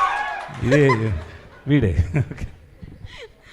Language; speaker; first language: Telugu; non-native, learner; Tamil